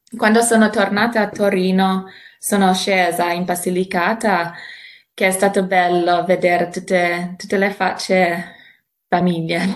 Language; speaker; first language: Italian; non-native, fluent; English